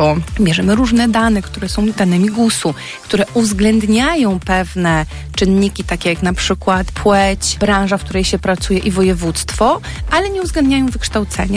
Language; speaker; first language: Polish; native; Polish